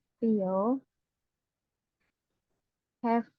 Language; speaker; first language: English; non-native, learner; Indonesian